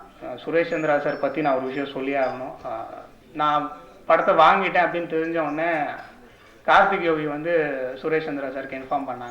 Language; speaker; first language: Tamil; native; Tamil